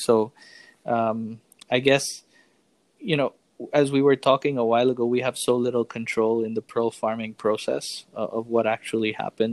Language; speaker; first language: English; non-native, local second language; Filipino